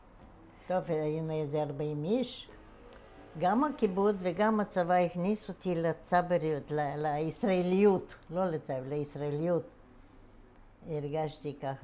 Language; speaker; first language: Hebrew; non-native, fluent; Bulgarian